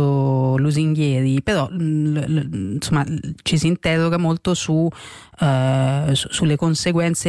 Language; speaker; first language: Italian; native; Italian